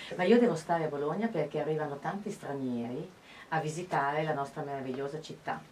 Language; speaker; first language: Italian; native; Italian